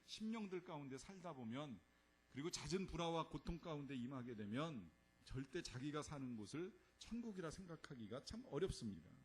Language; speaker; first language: Korean; native; Korean